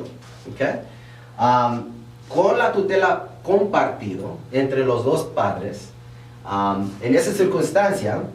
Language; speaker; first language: Spanish; early bilingual, heritage; Spanish